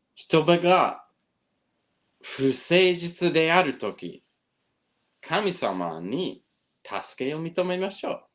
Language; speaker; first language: Japanese; non-native, fluent; English